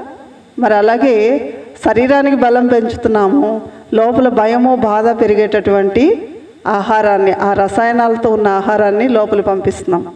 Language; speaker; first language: Telugu; native; Telugu